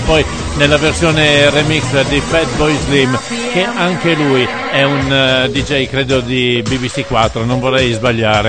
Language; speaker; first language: Italian; native; Italian